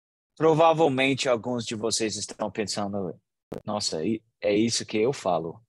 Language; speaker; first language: Portuguese; non-native, learner; English